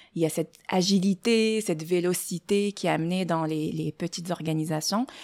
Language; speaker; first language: French; non-native, local second language; Arabic